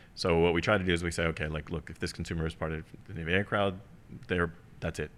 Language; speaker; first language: English; early bilingual, heritage; German